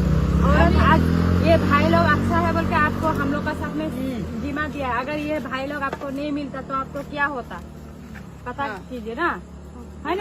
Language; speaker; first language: Hindi; non-native, local second language; Assamese